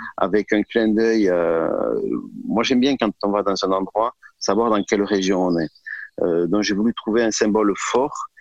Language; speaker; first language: French; native; French